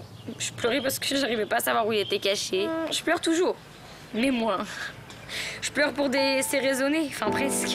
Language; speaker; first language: French; native; French